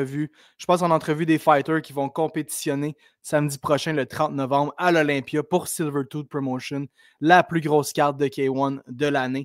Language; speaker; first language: French; native; French